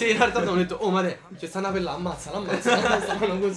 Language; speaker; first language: Italian; early bilingual, other home language; Polish